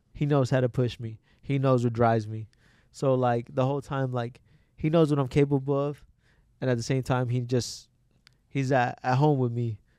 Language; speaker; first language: English; native; English